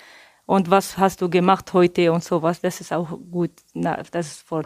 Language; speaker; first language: German; non-native, learner; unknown